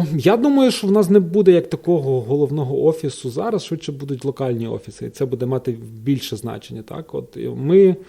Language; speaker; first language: Ukrainian; native; Ukrainian